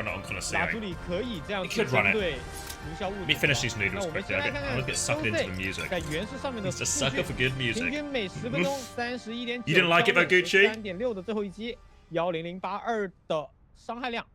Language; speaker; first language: Chinese; native; Chinese